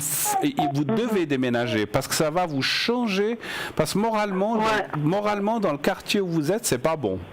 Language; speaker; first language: French; native; French